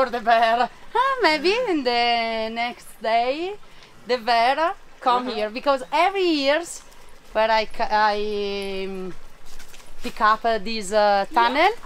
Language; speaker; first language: English; non-native, learner; Italian